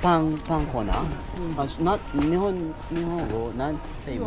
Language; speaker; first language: Japanese; non-native, learner; Filipino